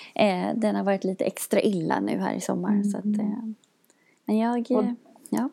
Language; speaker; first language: Swedish; native; Swedish